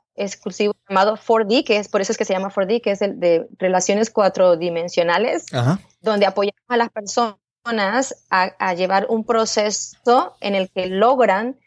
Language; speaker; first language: Spanish; native; Spanish